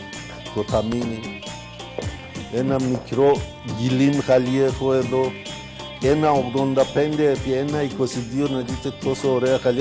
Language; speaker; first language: Greek; non-native, fluent; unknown